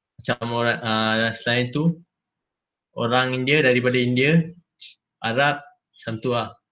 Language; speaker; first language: Malay; non-native, local second language; Telugu